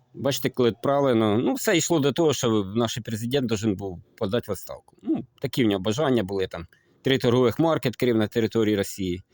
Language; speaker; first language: Ukrainian; native; Ukrainian